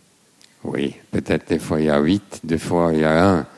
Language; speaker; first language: French; non-native, fluent; German